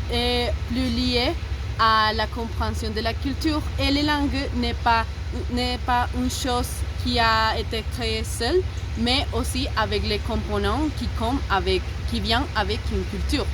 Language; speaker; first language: French; non-native, learner; Spanish